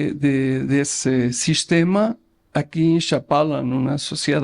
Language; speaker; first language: Spanish; non-native, learner; Portuguese